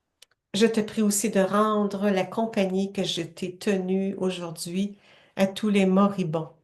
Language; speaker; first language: French; native; French